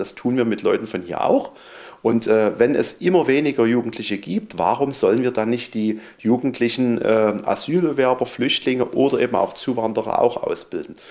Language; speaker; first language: German; native; German